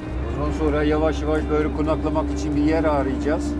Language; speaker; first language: Turkish; non-native, fluent; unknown